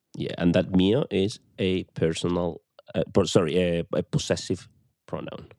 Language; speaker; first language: English; non-native, fluent; Spanish